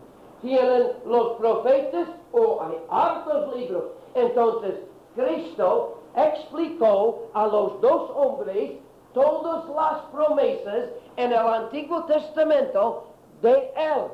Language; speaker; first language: Spanish; non-native, learner; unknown